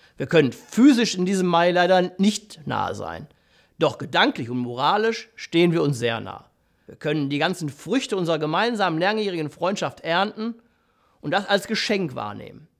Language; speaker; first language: German; native; German